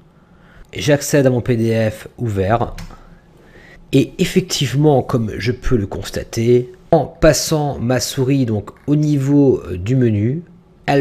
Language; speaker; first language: French; native; French